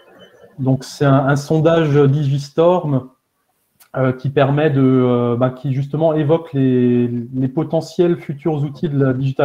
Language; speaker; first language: French; native; French